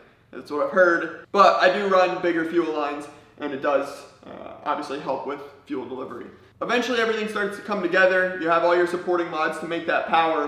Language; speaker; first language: English; native; English